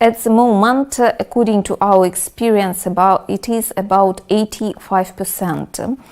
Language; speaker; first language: English; non-native, fluent; Russian